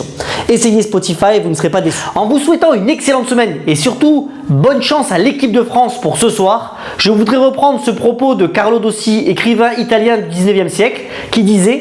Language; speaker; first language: French; native; French